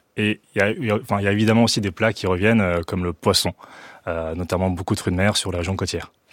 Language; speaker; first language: French; early bilingual, other home language; Wu Chinese